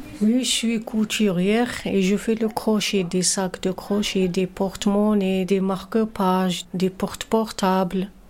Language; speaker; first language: French; non-native, learner; Arabic